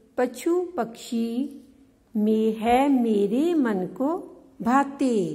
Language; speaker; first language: Hindi; non-native, local second language; Punjabi